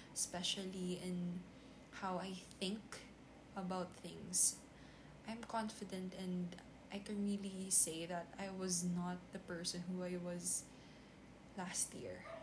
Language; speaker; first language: English; non-native, local second language; Filipino